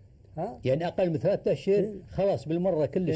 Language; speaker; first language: Arabic; native; Arabic